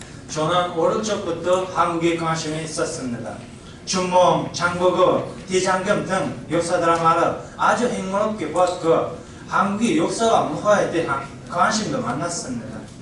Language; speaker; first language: Korean; non-native, learner; Uzbek